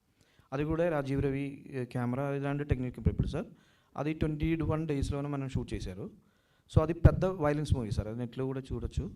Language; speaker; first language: Telugu; non-native, learner; Malayalam